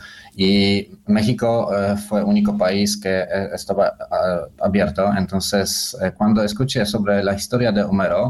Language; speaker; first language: Spanish; non-native, learner; Polish